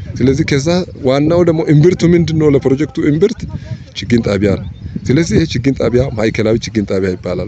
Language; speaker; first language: Amharic; non-native, local second language; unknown